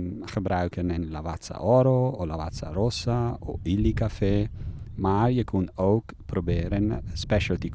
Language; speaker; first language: Dutch; non-native, fluent; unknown